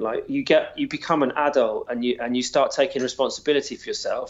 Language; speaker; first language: English; native; English